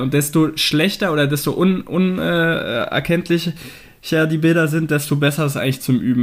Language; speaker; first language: German; native; German